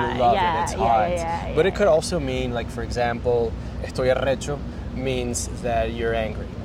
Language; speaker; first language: English; non-native, fluent; Spanish